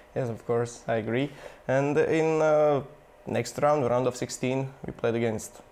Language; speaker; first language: English; non-native, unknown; Slovak